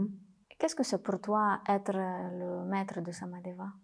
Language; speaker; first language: French; non-native, fluent; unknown